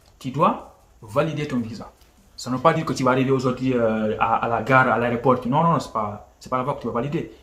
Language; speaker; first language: French; non-native, local second language; Wolof